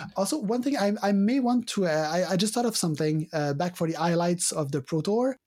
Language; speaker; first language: English; non-native, fluent; French